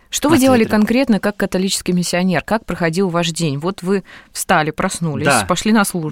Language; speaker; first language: Russian; native; Russian